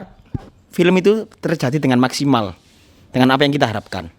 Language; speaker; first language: Indonesian; non-native, local second language; Javanese